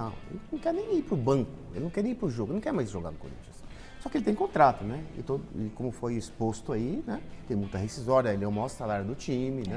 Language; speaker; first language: Portuguese; native; Portuguese